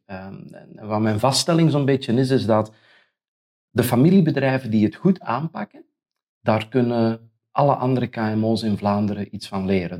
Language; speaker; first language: Dutch; native; Dutch